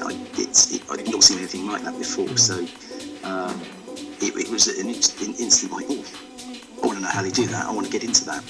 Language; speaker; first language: English; native; English